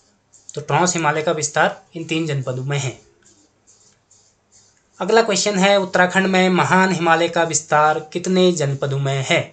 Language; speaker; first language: Hindi; native; Hindi